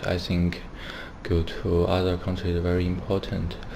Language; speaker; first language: English; non-native, learner; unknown